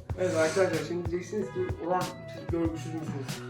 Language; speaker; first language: Turkish; native; Turkish